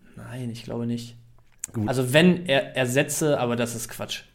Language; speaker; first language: German; native; German